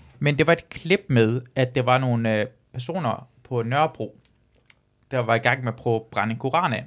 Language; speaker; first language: Danish; early bilingual, other home language; Persian